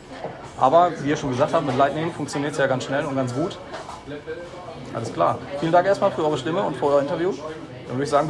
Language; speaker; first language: German; native; German